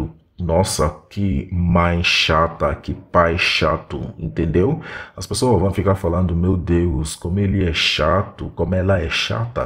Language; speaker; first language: Portuguese; non-native, fluent; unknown